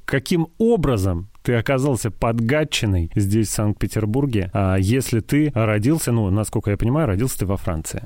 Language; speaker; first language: Russian; native; Russian